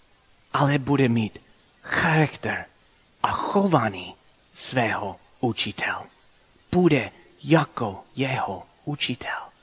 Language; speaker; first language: Czech; non-native, fluent; English